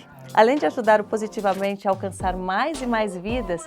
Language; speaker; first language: Portuguese; native; Portuguese